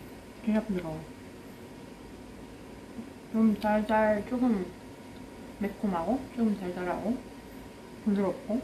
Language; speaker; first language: Korean; non-native, fluent; Russian